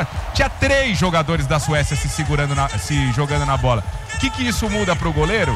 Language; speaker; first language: Portuguese; native; Portuguese